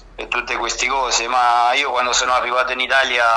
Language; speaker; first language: Italian; non-native, fluent; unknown